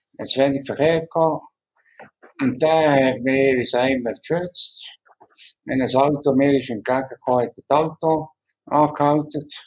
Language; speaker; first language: German; non-native, local second language; Italian